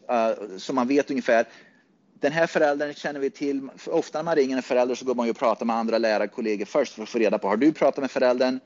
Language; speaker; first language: Swedish; native; Swedish